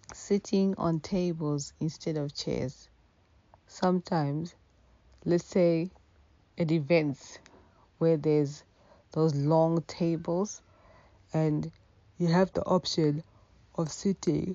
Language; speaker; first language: English; non-native, local second language; Shona